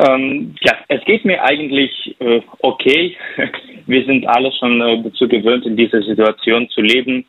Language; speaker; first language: German; non-native, fluent; Ukrainian